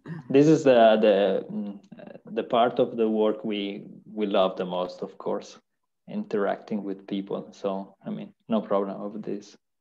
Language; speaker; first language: English; non-native, fluent; Italian